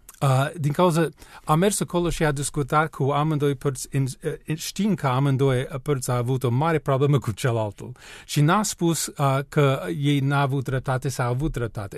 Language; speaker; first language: Romanian; non-native, learner; English